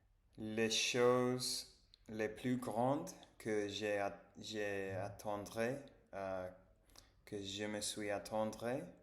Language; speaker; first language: French; non-native, learner; English